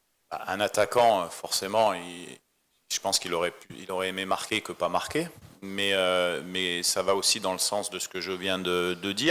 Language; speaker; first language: French; native; French